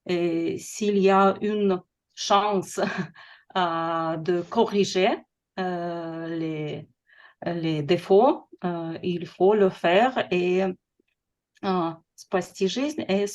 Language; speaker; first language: French; non-native, fluent; Russian